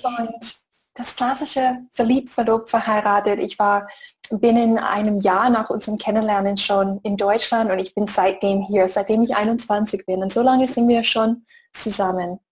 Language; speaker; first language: German; non-native, fluent; English